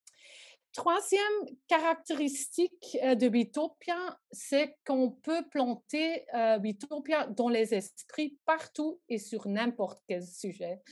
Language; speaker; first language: French; non-native, local second language; Dutch